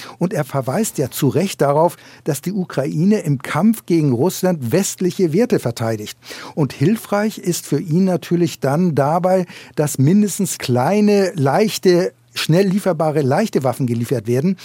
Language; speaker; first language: German; native; German